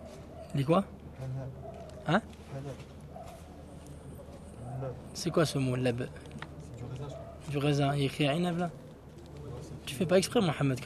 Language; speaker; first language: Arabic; non-native, fluent; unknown